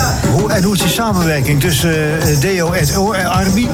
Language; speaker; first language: Dutch; native; Dutch